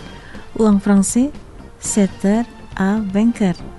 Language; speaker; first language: French; non-native, fluent; Indonesian